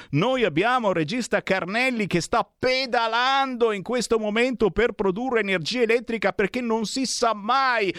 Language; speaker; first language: Italian; native; Italian